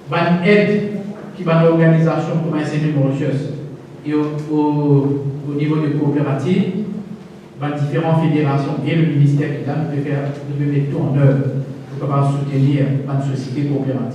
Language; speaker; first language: French; non-native, local second language; Morisyen